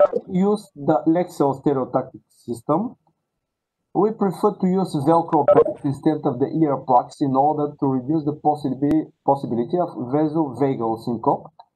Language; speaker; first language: English; non-native, fluent; Bulgarian